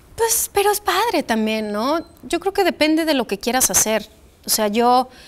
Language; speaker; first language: Spanish; early bilingual, other home language; Polish